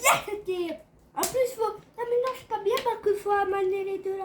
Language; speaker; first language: French; native; French